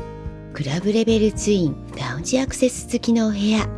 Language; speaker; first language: Japanese; native; Japanese